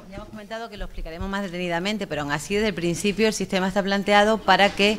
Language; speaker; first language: Spanish; native; Spanish